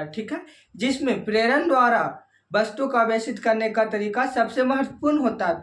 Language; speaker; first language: Hindi; native; Hindi